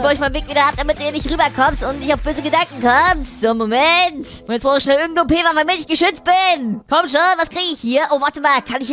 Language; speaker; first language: German; native; German